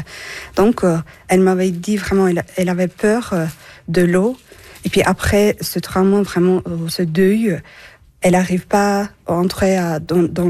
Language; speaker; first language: French; non-native, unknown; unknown